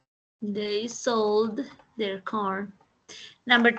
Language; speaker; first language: English; non-native, fluent; Spanish